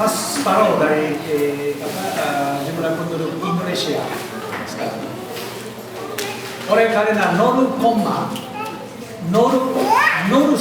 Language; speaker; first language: Indonesian; non-native, fluent; Japanese